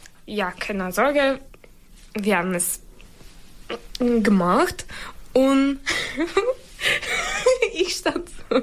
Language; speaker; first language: German; non-native, learner; Ukrainian